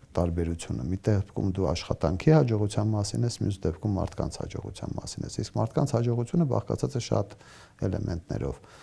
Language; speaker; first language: Armenian; native; Armenian